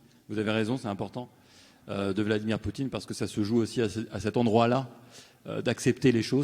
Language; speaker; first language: French; native; French